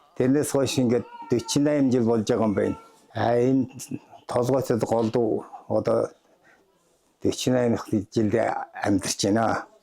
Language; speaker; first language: Mongolian; non-native, local second language; Kazakh